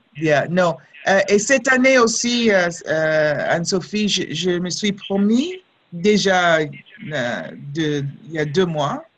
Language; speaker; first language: French; non-native, fluent; English